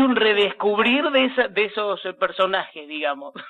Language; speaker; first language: Spanish; native; Spanish